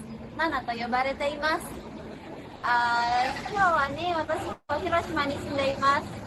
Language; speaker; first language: Japanese; non-native, learner; Indonesian